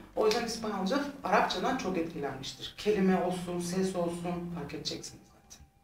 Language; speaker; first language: Turkish; native; Turkish